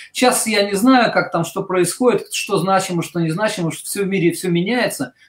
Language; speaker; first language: Russian; native; Russian